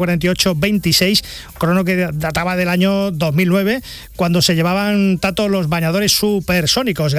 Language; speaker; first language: Spanish; native; Spanish